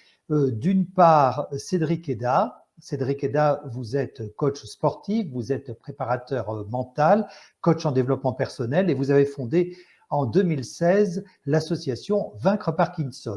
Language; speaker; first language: French; native; French